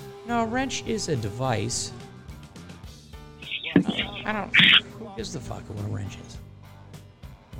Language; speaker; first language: English; native; English